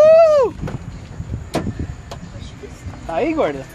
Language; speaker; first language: Portuguese; native; Portuguese